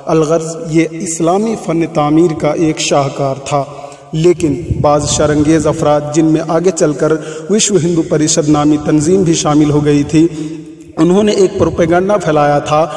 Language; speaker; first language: Urdu; native; Urdu